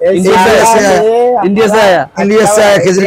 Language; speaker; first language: Hindi; non-native, learner; Bangla